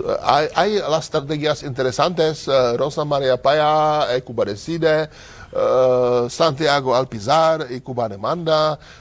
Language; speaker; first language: Spanish; non-native, learner; Czech